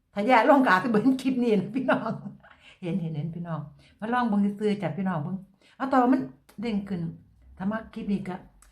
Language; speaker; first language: Thai; native; Thai